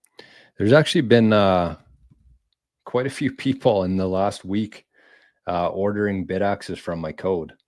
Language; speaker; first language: English; native; English